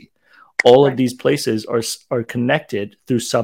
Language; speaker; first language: English; non-native, local second language; Cantonese